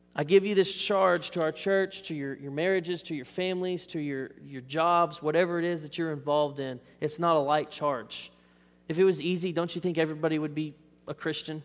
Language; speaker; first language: English; native; English